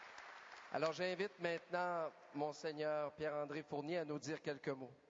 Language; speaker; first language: French; native; French